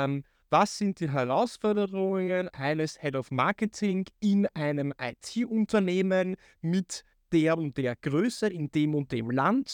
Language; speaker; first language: German; native; German